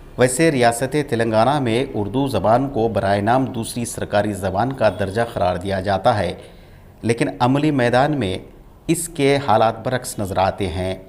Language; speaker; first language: Urdu; native; Urdu